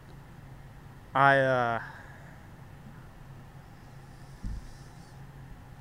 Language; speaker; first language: English; native; English